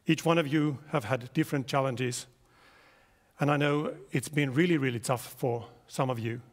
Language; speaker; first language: English; non-native, fluent; Finnish